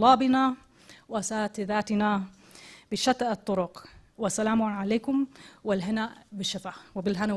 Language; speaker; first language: Arabic; non-native, fluent; English